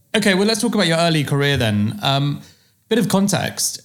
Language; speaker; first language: English; native; English